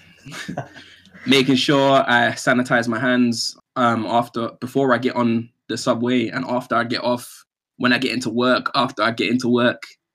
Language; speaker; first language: English; native; English